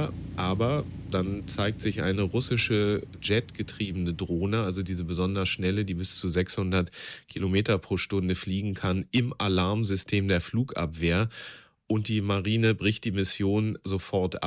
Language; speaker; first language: German; native; German